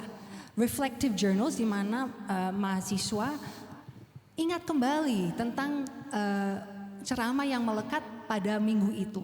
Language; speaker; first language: Indonesian; non-native, fluent; English